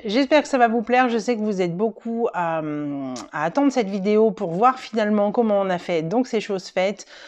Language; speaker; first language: French; native; French